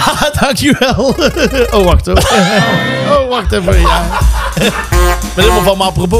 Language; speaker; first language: Dutch; native; Dutch